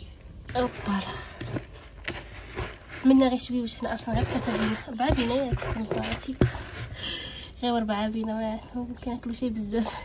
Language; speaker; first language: Arabic; native; Arabic